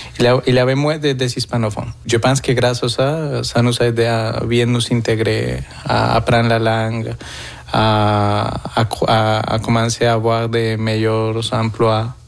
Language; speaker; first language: French; non-native, fluent; Spanish